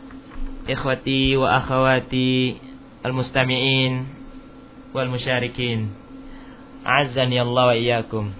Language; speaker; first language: Arabic; non-native, fluent; Indonesian